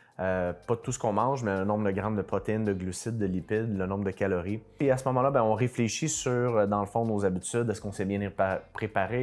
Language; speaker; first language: French; native; French